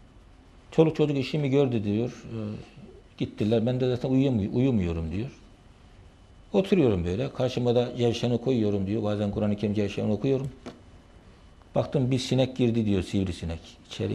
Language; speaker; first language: Turkish; native; Turkish